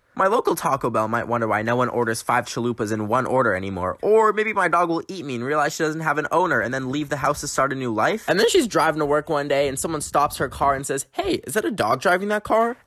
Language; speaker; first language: English; native; English